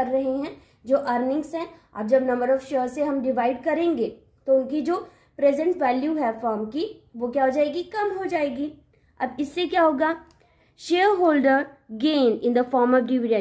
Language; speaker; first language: Hindi; native; Hindi